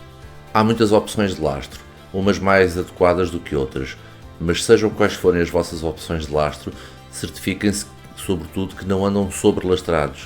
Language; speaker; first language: Portuguese; native; Portuguese